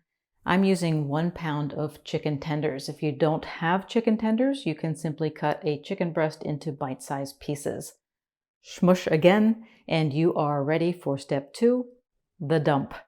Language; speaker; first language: English; native; English